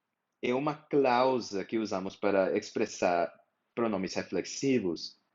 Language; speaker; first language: Portuguese; non-native, fluent; English